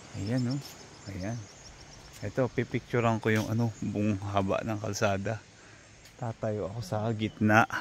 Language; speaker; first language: Filipino; non-native, local second language; Waray